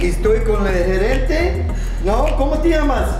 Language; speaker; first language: Spanish; non-native, learner; English